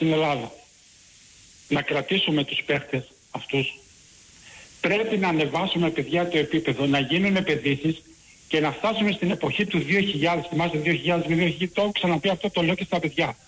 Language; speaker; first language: Greek; native; Greek